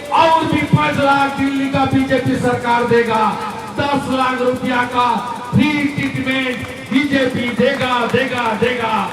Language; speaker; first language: Hindi; non-native, local second language; Bangla